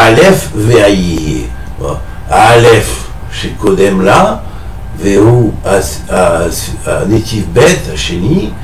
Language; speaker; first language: Hebrew; non-native, fluent; French